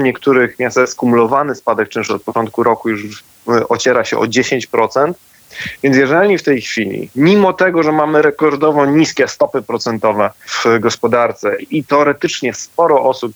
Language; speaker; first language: Polish; native; Polish